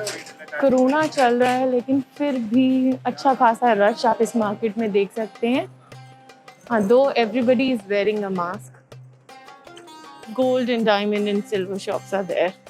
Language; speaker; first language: Hindi; native; Hindi